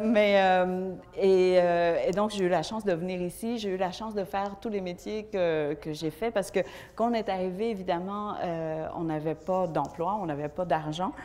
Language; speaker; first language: French; early bilingual, other home language; Vietnamese